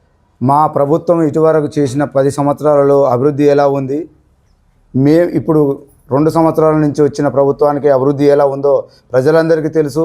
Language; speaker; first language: Telugu; native; Telugu